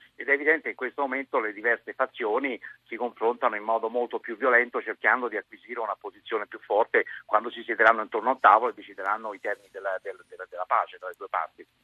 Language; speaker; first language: Italian; native; Italian